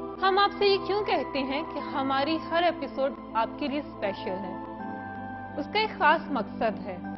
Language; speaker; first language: Urdu; native; Urdu